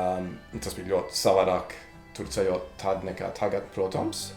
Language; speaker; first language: Latvian; early bilingual, heritage; Latvian